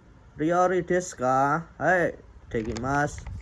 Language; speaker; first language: Japanese; non-native, learner; Indonesian